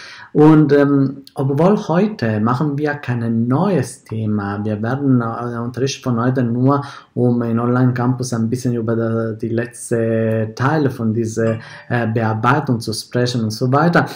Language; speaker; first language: German; non-native, fluent; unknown